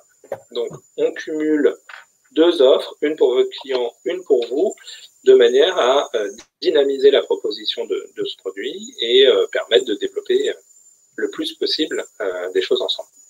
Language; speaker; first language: French; native; French